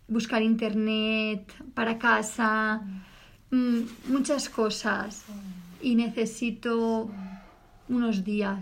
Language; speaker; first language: Spanish; native; Spanish